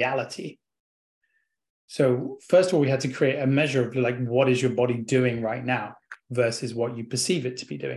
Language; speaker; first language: English; native; English